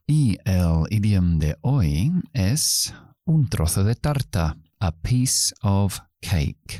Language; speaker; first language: Spanish; non-native, fluent; English